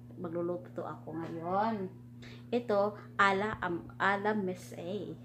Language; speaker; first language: Filipino; non-native, local second language; Cebuano